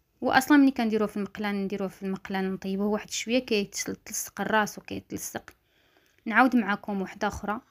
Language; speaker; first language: Arabic; native; Arabic